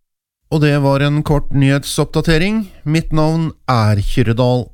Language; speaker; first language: Norwegian; native; Norwegian